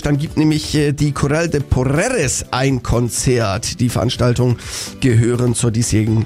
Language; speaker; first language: German; native; German